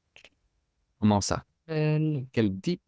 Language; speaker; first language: French; non-native, fluent; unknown